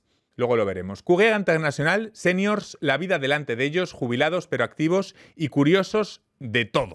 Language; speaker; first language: Spanish; native; Spanish